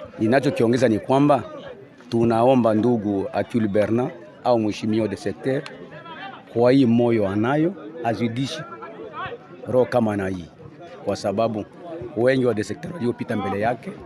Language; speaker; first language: Swahili; native; Swahili